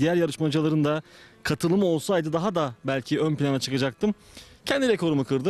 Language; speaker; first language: Turkish; native; Turkish